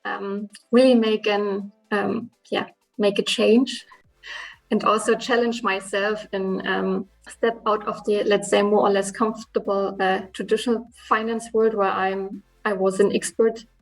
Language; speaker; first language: English; non-native, fluent; German